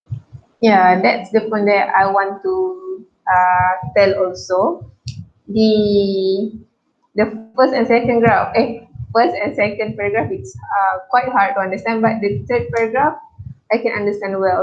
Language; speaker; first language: English; non-native, local second language; Malay